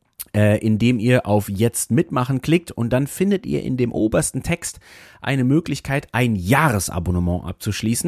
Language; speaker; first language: German; native; German